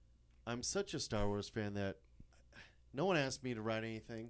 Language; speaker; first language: English; native; English